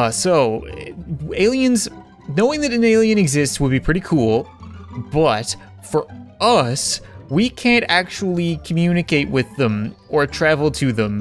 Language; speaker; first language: English; native; English